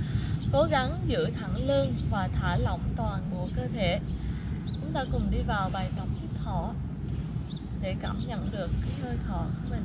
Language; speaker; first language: Vietnamese; native; Vietnamese